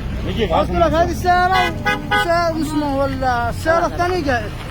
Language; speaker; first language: Arabic; native; Arabic